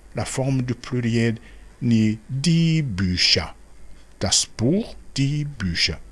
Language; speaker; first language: German; non-native, fluent; Rundi